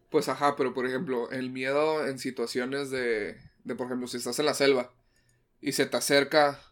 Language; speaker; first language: Spanish; native; Spanish